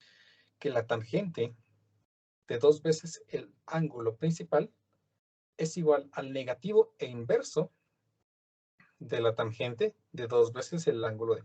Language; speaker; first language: Spanish; native; Spanish